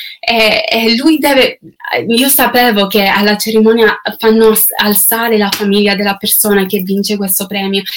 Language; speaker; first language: Italian; non-native, fluent; English